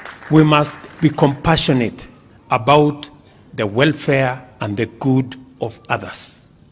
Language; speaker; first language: English; non-native, local second language; Kalenjin